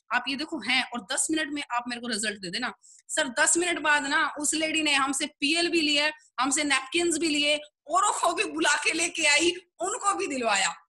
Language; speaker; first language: Hindi; native; Hindi